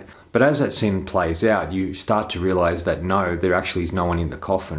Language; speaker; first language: English; native; English